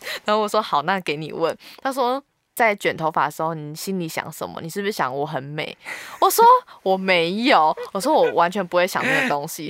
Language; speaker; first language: Chinese; native; Chinese